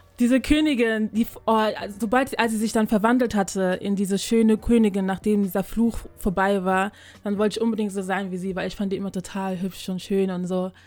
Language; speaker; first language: German; early bilingual, other home language; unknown